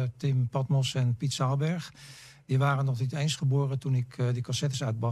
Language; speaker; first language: Dutch; native; Dutch